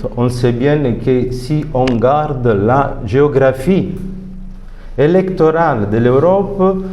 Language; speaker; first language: French; non-native, fluent; Italian